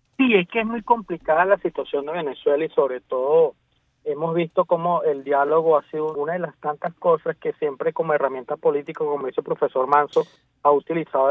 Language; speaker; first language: Spanish; native; Spanish